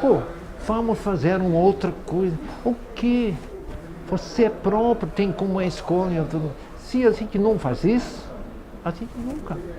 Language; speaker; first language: Portuguese; non-native, fluent; Dutch